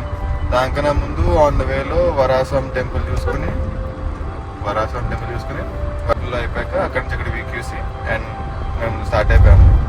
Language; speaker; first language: Telugu; native; Telugu